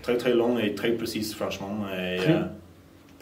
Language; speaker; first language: French; non-native, fluent; English